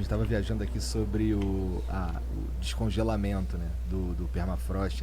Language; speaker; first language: Portuguese; native; Portuguese